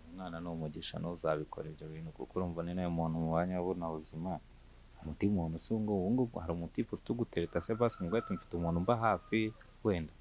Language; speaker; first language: Kinyarwanda; native; Kinyarwanda